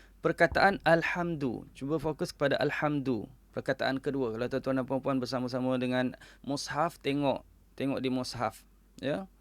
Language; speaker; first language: Malay; native; Malay